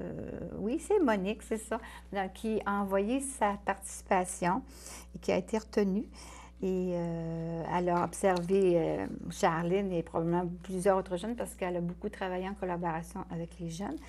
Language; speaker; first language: French; native; French